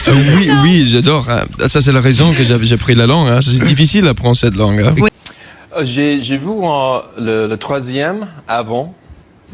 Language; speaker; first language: French; non-native, learner; English